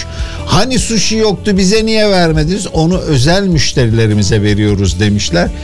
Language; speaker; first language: Turkish; native; Turkish